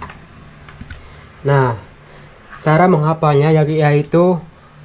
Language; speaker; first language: Indonesian; non-native, local second language; Javanese